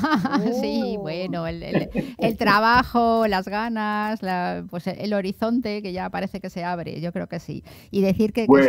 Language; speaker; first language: Spanish; native; Spanish